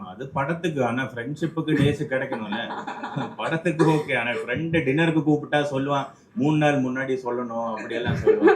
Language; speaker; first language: Tamil; non-native, local second language; Malayalam